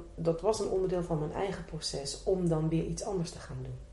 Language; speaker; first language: Dutch; native; Dutch